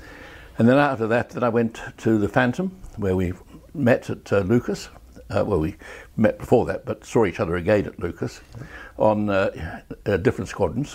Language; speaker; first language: English; native; English